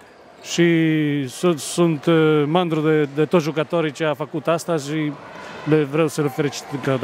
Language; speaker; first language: Romanian; non-native, fluent; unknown